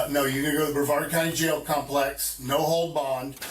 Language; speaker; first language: English; native; English